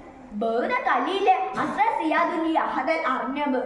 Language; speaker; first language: Arabic; non-native, learner; Malayalam